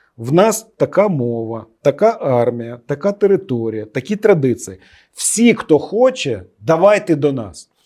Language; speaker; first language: Ukrainian; non-native, local second language; Russian